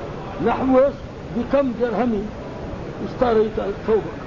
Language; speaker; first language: Arabic; native; Arabic